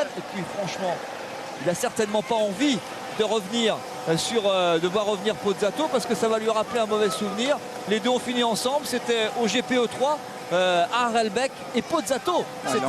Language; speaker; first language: French; native; French